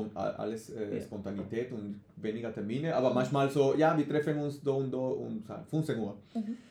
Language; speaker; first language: German; non-native, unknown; Spanish